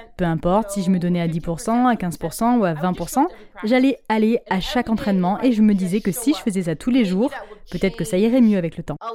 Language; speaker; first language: French; non-native, local second language; English